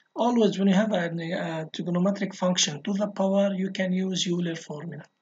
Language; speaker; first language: English; non-native, local second language; Arabic